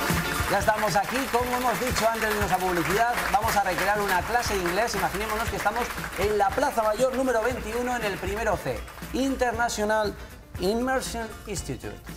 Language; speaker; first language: Spanish; native; Spanish